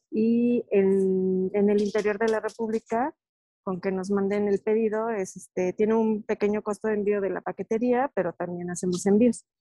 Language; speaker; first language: Spanish; native; Spanish